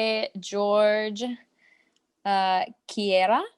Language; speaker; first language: Spanish; non-native, learner; English